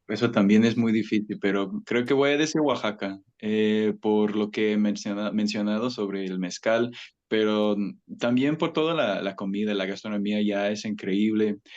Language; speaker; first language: Spanish; non-native, fluent; English